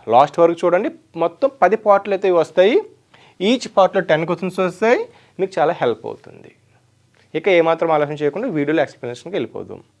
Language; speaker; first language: Telugu; native; Telugu